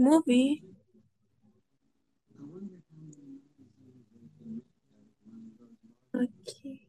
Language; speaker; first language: English; non-native, learner; Persian